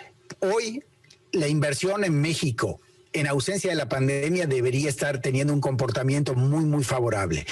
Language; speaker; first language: Spanish; native; Spanish